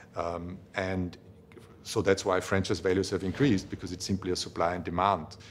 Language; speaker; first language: English; non-native, fluent; German